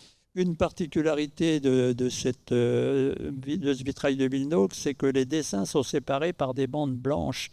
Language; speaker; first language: French; native; French